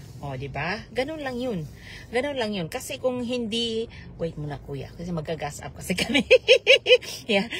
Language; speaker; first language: Filipino; native; Filipino